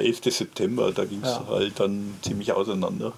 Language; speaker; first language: German; native; German